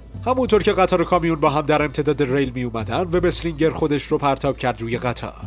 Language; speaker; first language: Persian; native; Persian